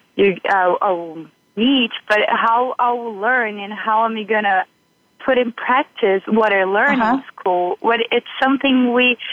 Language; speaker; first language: English; non-native, fluent; Portuguese